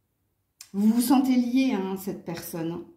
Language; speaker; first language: French; native; French